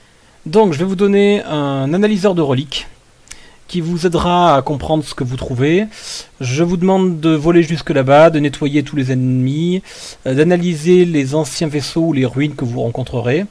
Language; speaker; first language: French; native; French